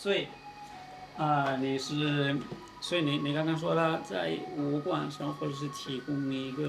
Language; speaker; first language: Chinese; non-native, learner; Spanish